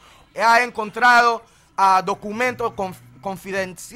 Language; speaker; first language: Spanish; early bilingual, heritage; Spanish